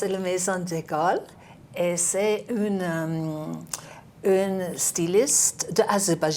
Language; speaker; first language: French; non-native, learner; English